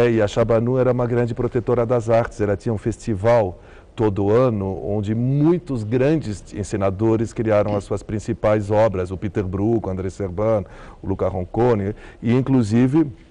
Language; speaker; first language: Portuguese; early bilingual, heritage; Arabic